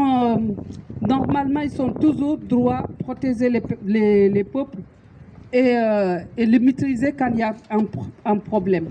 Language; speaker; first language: French; non-native, local second language; Wolof